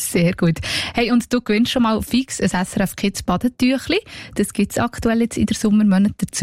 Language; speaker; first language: German; native; German